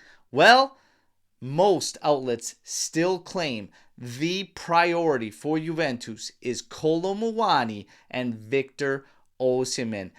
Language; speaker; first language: English; native; English